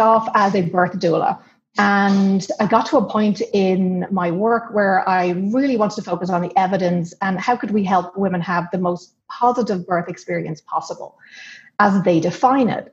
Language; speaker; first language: English; native; English